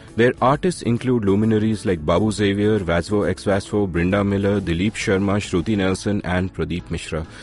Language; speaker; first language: English; non-native, local second language; Hindi